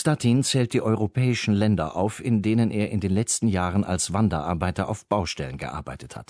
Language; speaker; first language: German; native; German